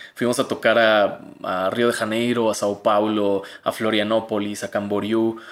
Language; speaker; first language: Spanish; native; Spanish